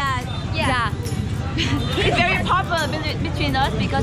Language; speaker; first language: English; non-native, learner; Vietnamese